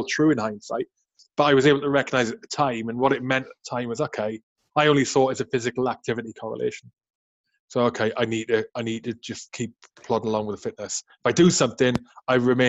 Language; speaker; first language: English; native; English